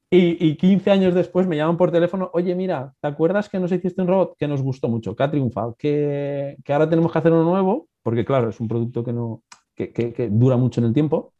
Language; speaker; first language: Spanish; native; Spanish